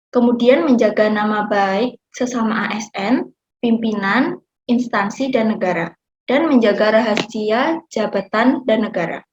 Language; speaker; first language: Indonesian; native; Indonesian